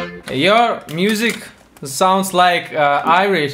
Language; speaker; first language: English; non-native, learner; Russian